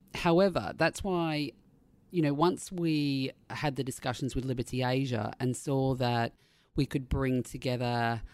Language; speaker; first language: English; native; English